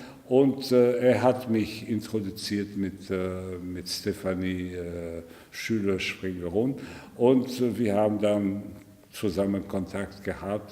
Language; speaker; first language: German; non-native, learner; French